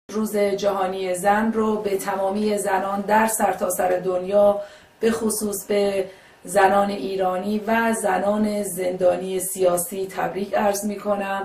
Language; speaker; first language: Persian; native; Persian